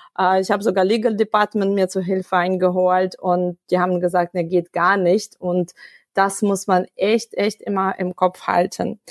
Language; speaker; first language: German; non-native, fluent; Russian